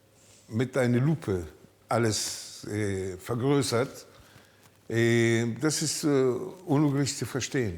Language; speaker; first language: German; early bilingual, heritage; German